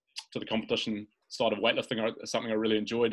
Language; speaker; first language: English; native; English